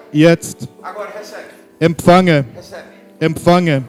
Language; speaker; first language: German; non-native, learner; Portuguese